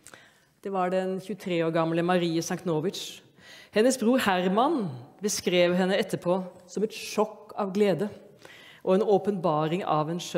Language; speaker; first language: Norwegian; native; Norwegian